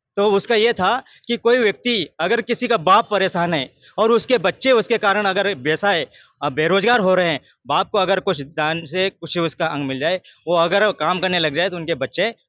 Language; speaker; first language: Hindi; native; Hindi